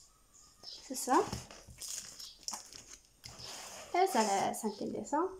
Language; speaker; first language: French; non-native, learner; Arabic